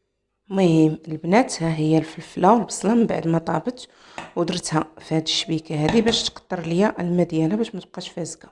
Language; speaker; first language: Arabic; native; Arabic